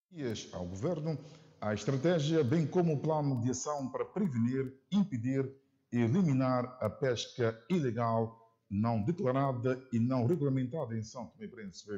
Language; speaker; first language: Portuguese; native; Portuguese